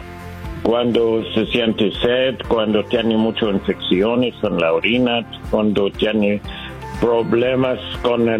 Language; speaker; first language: Spanish; non-native, learner; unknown